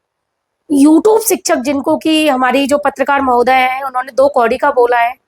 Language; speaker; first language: Hindi; native; Hindi